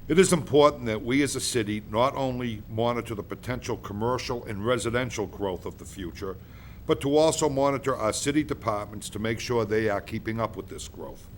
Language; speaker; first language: English; native; English